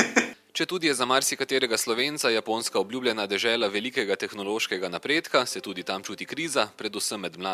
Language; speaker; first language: Slovenian; native; Slovenian